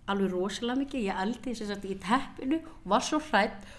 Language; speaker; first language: Icelandic; early bilingual, other home language; Vietnamese